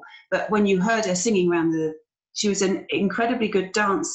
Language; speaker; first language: English; native; English